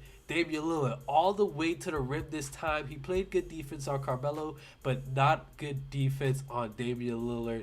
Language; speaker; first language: English; native; English